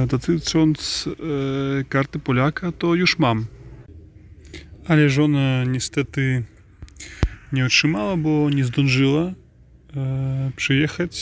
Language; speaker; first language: Polish; non-native, learner; Belarusian